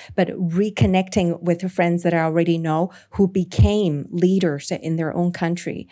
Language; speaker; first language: English; non-native, local second language; Cantonese